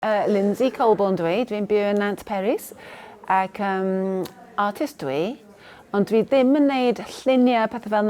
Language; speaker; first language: Welsh; non-native, fluent; English